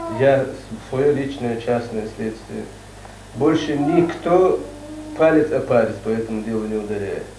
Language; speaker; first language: Russian; non-native, local second language; Chechen